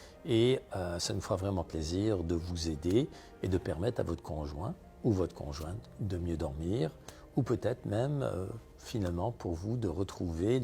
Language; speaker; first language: French; native; French